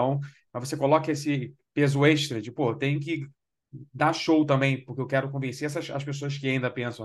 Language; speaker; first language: Portuguese; native; Portuguese